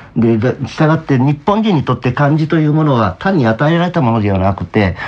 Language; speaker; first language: Japanese; native; Japanese